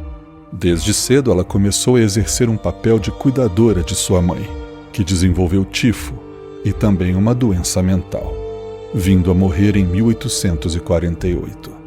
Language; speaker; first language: Portuguese; native; Portuguese